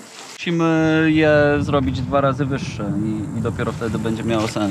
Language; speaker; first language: Polish; native; Polish